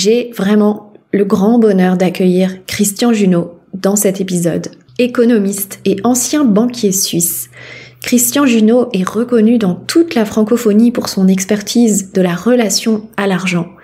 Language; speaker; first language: French; native; French